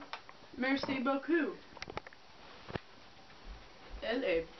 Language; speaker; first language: French; non-native, learner; English